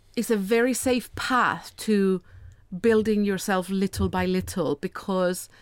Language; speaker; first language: English; non-native, fluent; Spanish